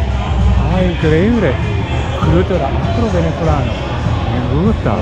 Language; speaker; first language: Spanish; non-native, learner; Japanese